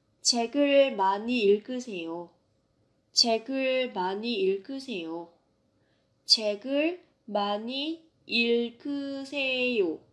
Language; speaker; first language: Korean; non-native, fluent; Vietnamese